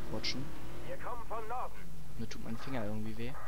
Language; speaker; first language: German; native; German